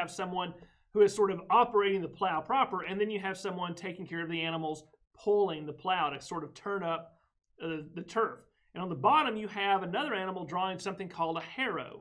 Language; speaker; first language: English; native; English